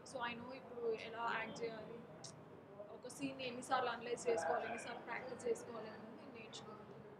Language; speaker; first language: Telugu; non-native, local second language; Marathi